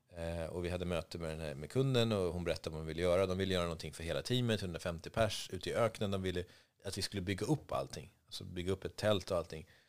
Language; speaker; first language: Swedish; native; Swedish